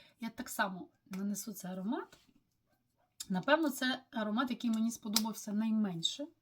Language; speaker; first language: Ukrainian; non-native, local second language; Russian